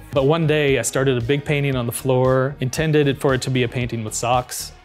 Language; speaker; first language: English; native; English